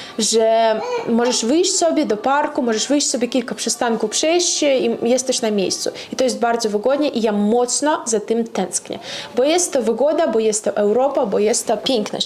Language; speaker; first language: Polish; non-native, fluent; Russian